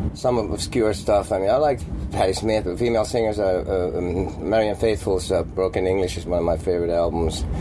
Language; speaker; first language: English; non-native, fluent; Finnish